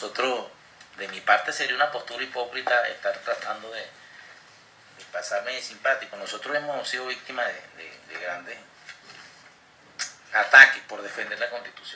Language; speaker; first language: Spanish; native; Spanish